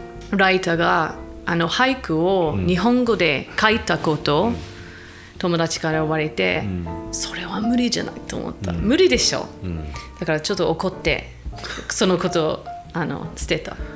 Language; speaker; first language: Japanese; non-native, fluent; English